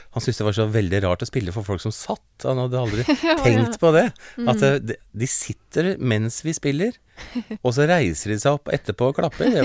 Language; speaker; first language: Norwegian; native; Norwegian